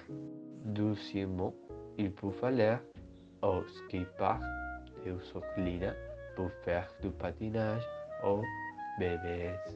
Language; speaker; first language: French; non-native, learner; Spanish